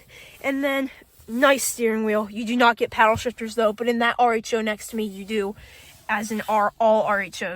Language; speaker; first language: English; native; English